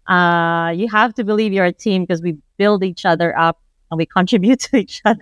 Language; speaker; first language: English; non-native, local second language; Filipino